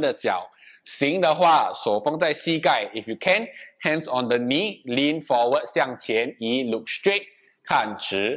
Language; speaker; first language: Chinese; non-native, local second language; English